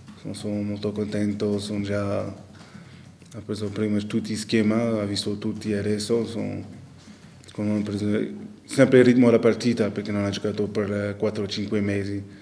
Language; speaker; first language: Italian; non-native, local second language; French